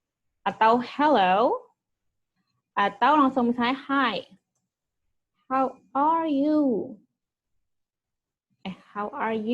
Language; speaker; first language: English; non-native, fluent; Indonesian